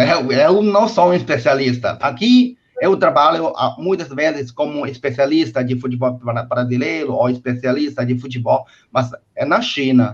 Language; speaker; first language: Portuguese; non-native, fluent; Chinese